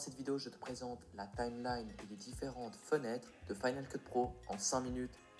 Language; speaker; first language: French; native; French